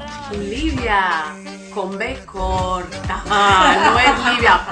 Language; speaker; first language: Spanish; non-native, fluent; Portuguese